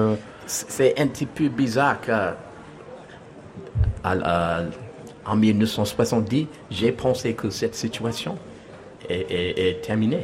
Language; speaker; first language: French; non-native, learner; English